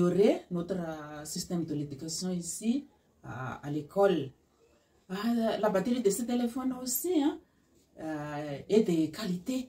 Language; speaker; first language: French; non-native, local second language; Malagasy